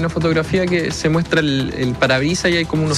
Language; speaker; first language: Spanish; native; Spanish